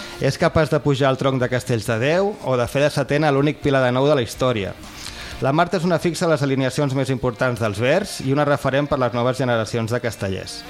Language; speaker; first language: Catalan; native; Catalan